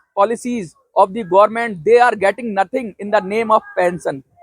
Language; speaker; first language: English; non-native, local second language; Hindi